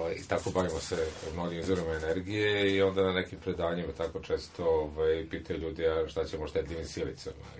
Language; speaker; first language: Serbian; native; Serbian